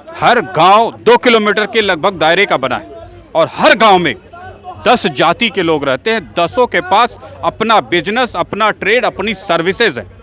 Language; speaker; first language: Hindi; native; Hindi